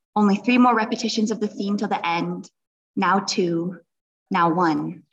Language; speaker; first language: English; native; English